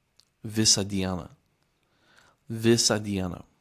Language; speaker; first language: Lithuanian; non-native, fluent; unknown